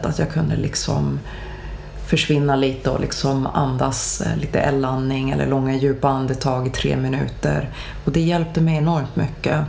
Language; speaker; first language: Swedish; early bilingual, other home language; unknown